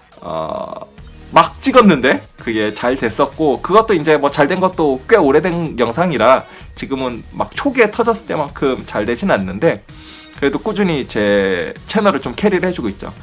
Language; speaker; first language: Korean; native; Korean